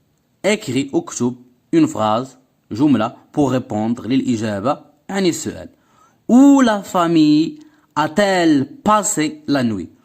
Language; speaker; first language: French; non-native, local second language; Arabic